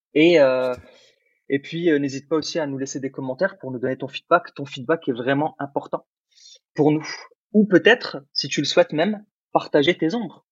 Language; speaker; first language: French; early bilingual, other home language; Arabic